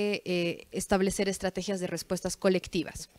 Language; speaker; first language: Spanish; native; Spanish